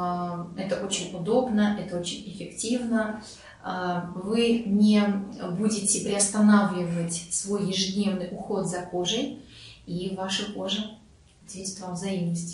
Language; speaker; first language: Russian; native; Russian